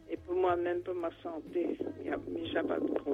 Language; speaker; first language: French; non-native, local second language; Réunion Creole French